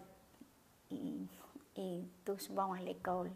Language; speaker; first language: French; non-native, learner; Khmer